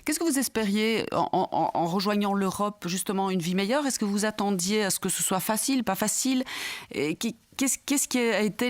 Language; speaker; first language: French; native; French